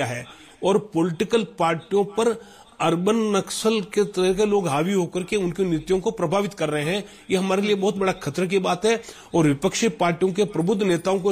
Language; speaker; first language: Hindi; native; Hindi